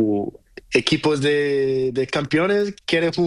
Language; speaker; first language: Spanish; non-native, learner; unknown